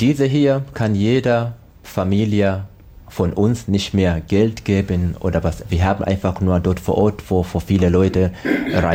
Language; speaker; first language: German; non-native, learner; Swahili